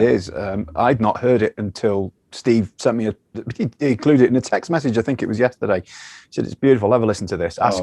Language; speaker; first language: English; native; English